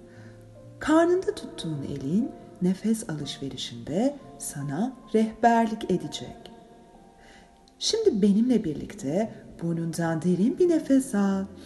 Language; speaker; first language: Turkish; native; Turkish